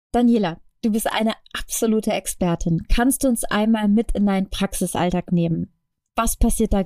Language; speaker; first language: German; native; German